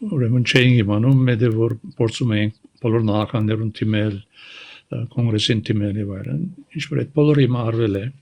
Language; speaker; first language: Armenian; early bilingual, heritage; Armenian